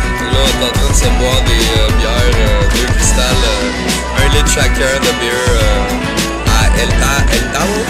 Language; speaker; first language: French; native; French